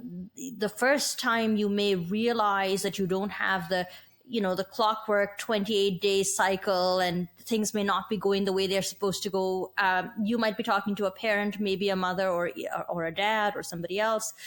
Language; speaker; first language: English; native; English